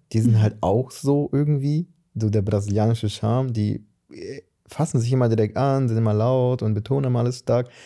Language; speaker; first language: German; early bilingual, other home language; Portuguese